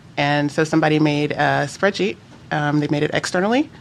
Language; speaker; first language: English; native; English